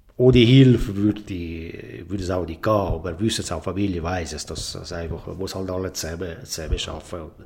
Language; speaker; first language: German; native; German